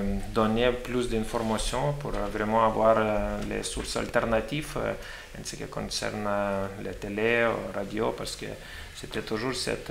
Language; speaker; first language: French; non-native, fluent; Lithuanian